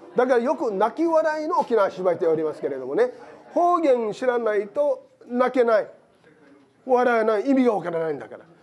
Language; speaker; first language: Japanese; native; Japanese